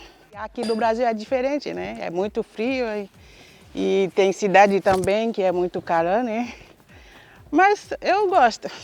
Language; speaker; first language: Portuguese; non-native, learner; Haitian Creole